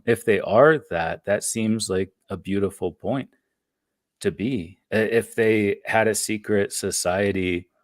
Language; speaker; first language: English; native; English